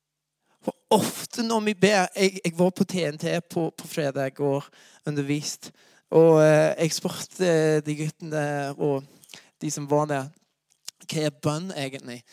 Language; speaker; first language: Norwegian; non-native, fluent; English